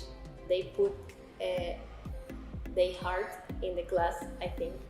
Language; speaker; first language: English; non-native, learner; Spanish